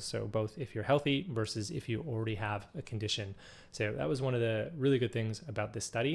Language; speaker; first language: English; native; English